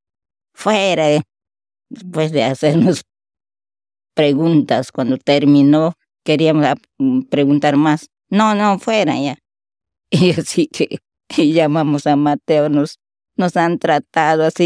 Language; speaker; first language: Spanish; non-native, local second language; Shipibo-Conibo